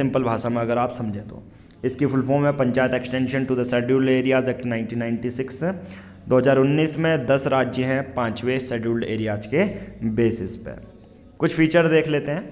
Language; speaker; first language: Hindi; native; Hindi